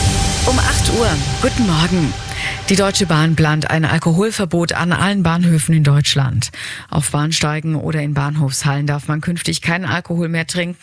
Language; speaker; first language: German; native; German